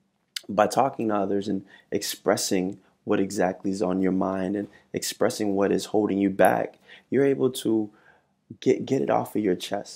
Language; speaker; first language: English; native; English